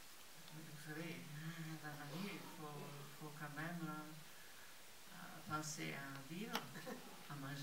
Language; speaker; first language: French; non-native, fluent; Italian